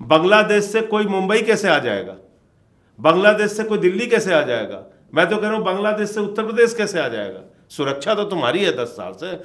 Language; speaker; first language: Hindi; native; Hindi